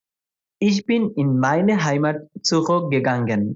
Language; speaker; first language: German; non-native, fluent; Bangla